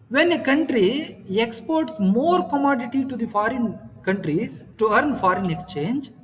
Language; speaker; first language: English; non-native, local second language; Kannada